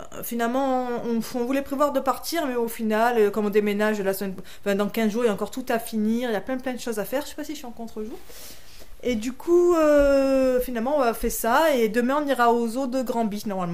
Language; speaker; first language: French; native; French